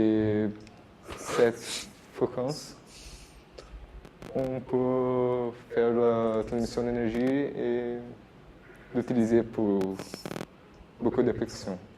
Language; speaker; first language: French; non-native, learner; Portuguese